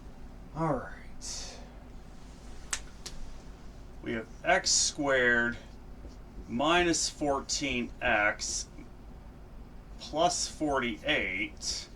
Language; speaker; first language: English; native; English